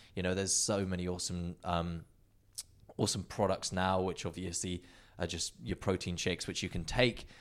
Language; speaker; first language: English; native; English